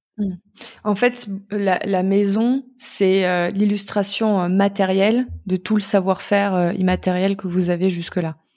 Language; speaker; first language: French; native; French